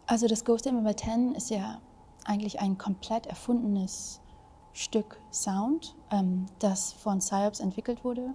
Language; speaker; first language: German; early bilingual, other home language; Vietnamese